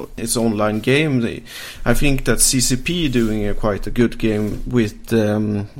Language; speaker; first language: English; non-native, fluent; Swedish